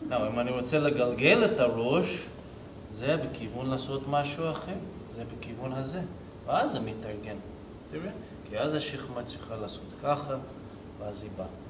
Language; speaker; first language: Hebrew; non-native, fluent; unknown